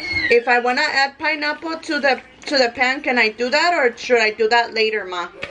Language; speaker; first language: English; early bilingual, other home language; Spanish